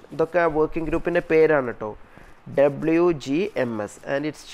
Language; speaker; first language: English; non-native, local second language; Malayalam